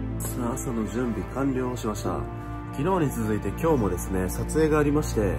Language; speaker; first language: Japanese; native; Japanese